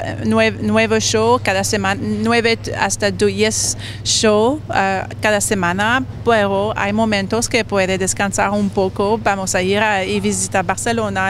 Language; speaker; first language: Spanish; non-native, learner; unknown